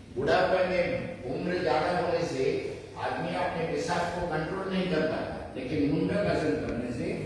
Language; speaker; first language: Hindi; non-native, local second language; Bangla